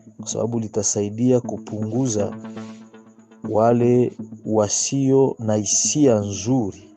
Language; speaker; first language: Swahili; native; Swahili